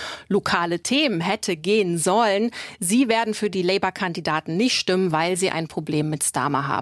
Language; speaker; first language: German; native; German